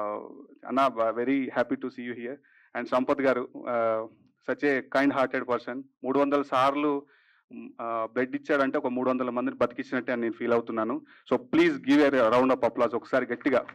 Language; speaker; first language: Telugu; native; Telugu